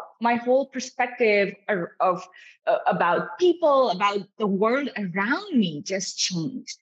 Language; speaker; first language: English; non-native, local second language; Urdu